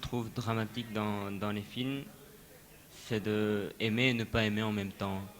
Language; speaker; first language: French; non-native, fluent; Japanese